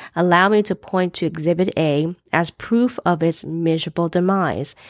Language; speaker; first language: English; native; English